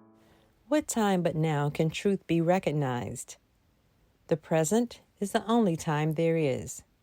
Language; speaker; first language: English; native; English